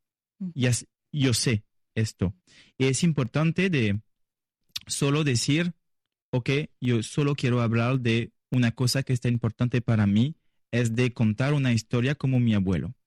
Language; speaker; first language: Spanish; non-native, learner; French